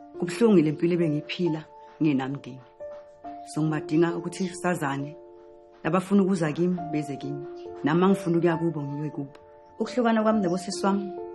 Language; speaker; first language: Zulu; native; Zulu